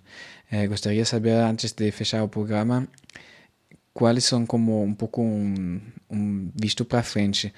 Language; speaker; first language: Spanish; non-native, fluent; Portuguese